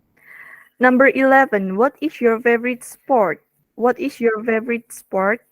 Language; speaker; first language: English; non-native, fluent; Indonesian